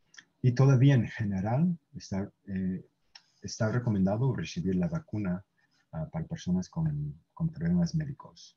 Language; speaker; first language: Spanish; non-native, fluent; English